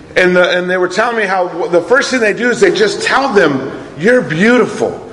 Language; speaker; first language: English; native; English